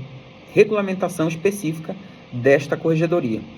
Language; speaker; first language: Portuguese; native; Portuguese